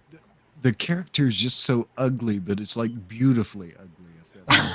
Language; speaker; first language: English; native; English